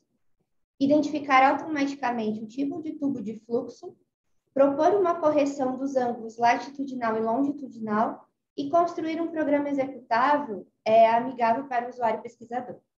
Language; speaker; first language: Portuguese; native; Portuguese